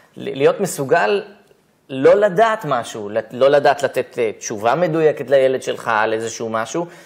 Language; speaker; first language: Hebrew; native; Hebrew